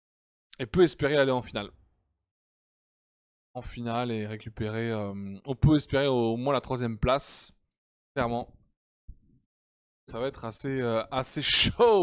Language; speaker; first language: French; native; French